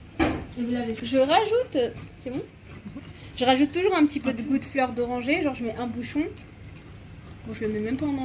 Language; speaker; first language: French; native; French